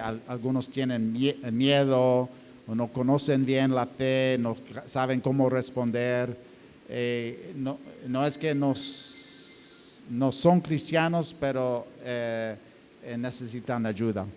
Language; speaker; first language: Spanish; non-native, fluent; English